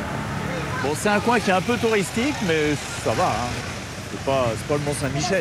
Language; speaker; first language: French; native; French